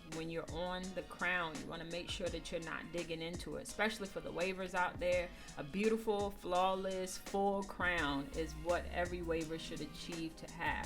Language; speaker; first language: English; native; English